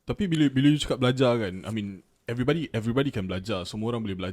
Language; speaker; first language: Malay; native; Malay